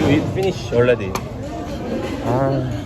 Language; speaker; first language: English; non-native, learner; Korean